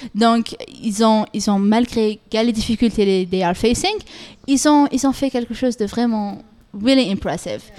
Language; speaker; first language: French; non-native, local second language; Arabic